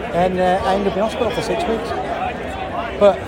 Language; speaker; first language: English; native; English